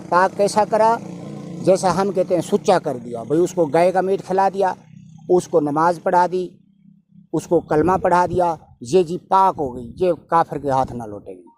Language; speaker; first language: Urdu; non-native, local second language; Punjabi